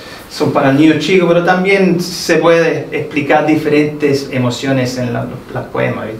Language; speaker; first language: Spanish; early bilingual, heritage; Spanish